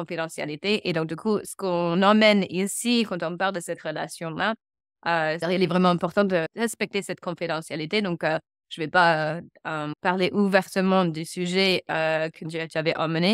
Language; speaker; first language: French; non-native, fluent; English